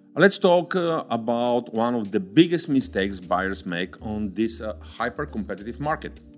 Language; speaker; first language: English; non-native, fluent; Bulgarian